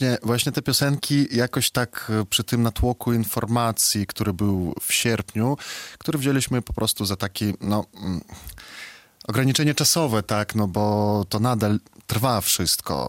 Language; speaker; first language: Polish; non-native, fluent; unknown